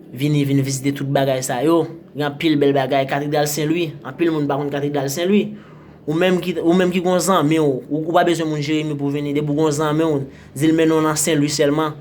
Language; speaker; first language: Haitian Creole; native; Haitian Creole